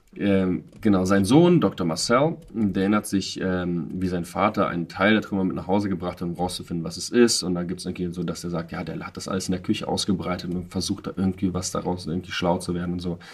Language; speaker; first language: German; non-native, fluent; Russian